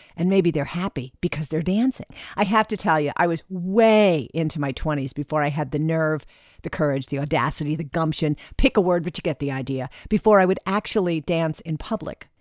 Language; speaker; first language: English; native; English